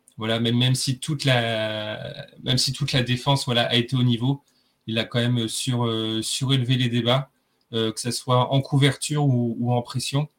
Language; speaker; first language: French; native; French